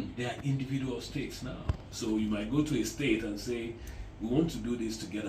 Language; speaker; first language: English; non-native, local second language; Yoruba